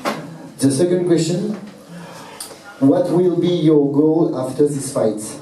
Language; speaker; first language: English; non-native, learner; French